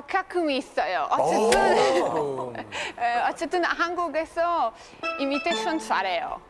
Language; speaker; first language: Korean; non-native, learner; Italian